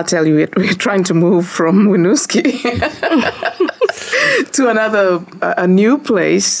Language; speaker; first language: English; non-native, local second language; Gusii